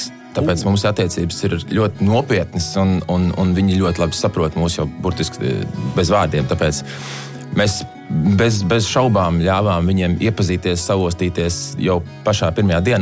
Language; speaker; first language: Latvian; native; Latvian